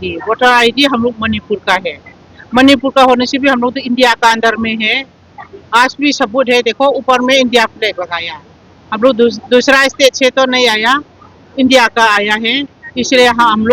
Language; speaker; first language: Hindi; non-native, local second language; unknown